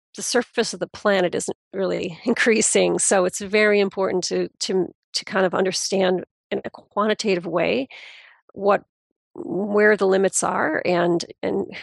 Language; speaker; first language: English; native; English